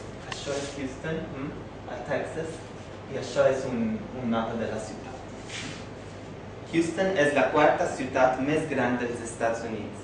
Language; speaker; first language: Catalan; non-native, fluent; English